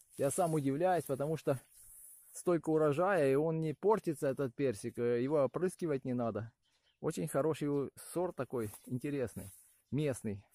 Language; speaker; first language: Russian; non-native, local second language; Ukrainian